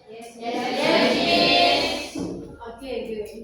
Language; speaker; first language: English; non-native, learner; Indonesian